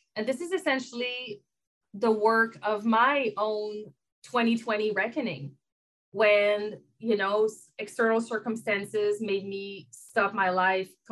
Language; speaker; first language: English; non-native, fluent; French